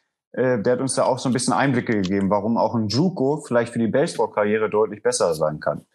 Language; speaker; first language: German; native; German